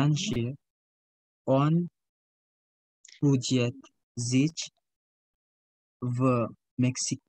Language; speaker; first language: Russian; non-native, learner; Indonesian